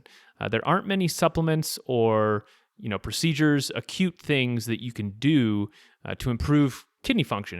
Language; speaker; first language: English; native; English